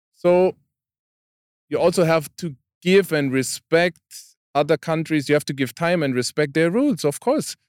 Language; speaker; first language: English; non-native, fluent; German